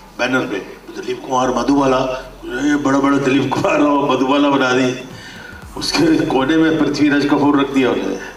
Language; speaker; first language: Hindi; native; Hindi